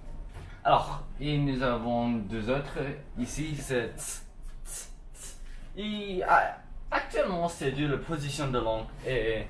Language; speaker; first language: French; non-native, learner; Chinese